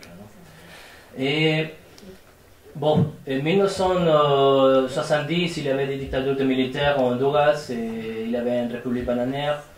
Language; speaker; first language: French; non-native, fluent; Spanish